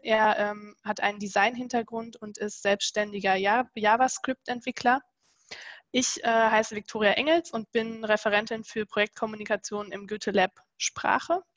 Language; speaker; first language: German; native; German